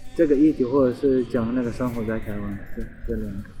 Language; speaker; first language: Chinese; non-native, fluent; Arabic